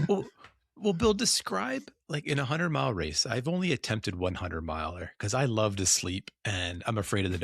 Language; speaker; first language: English; native; English